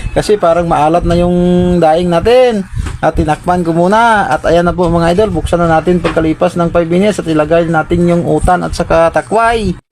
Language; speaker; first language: Filipino; non-native, local second language; Cebuano